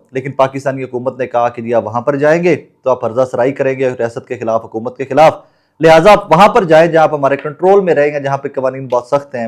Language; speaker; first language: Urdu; non-native, local second language; Punjabi